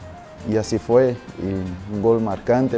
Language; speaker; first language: Spanish; non-native, learner; Portuguese